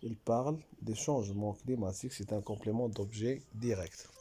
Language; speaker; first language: French; non-native, local second language; Arabic